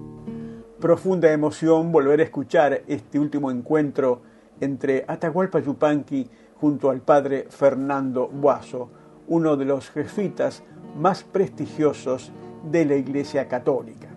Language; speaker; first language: Spanish; native; Spanish